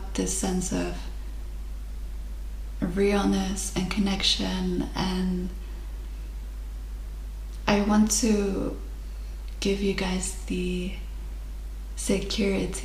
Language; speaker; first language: English; non-native, fluent; Spanish